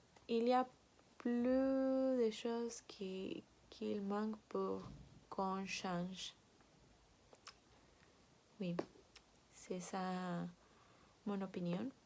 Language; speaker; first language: French; non-native, learner; Spanish